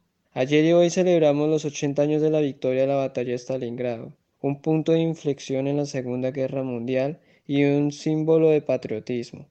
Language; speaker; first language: Spanish; native; Spanish